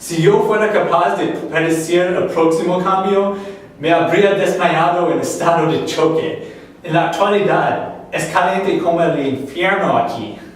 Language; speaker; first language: Spanish; non-native, learner; English